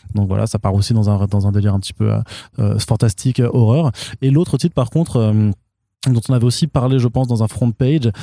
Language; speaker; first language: French; native; French